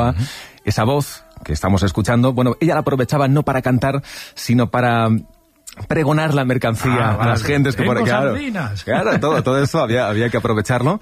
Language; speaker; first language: Spanish; native; Spanish